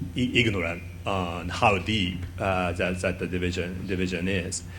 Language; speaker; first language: English; non-native, fluent; Japanese